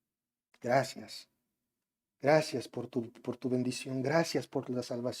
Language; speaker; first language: Spanish; native; Spanish